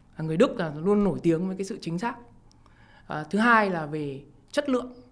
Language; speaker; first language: Vietnamese; native; Vietnamese